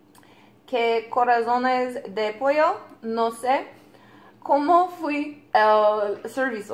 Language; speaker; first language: Spanish; non-native, learner; English